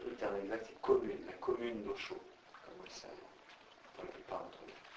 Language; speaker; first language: French; native; French